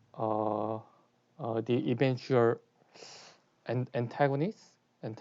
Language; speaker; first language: English; non-native, learner; Korean